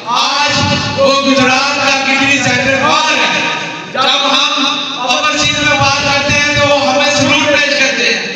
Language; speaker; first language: Urdu; native; Urdu